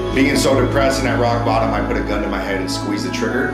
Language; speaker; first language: English; native; English